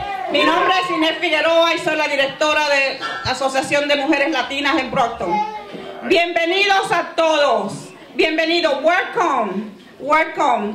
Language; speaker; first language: Spanish; native; Spanish